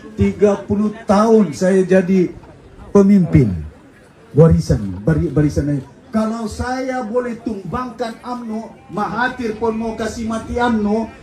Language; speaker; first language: Malay; native; Malay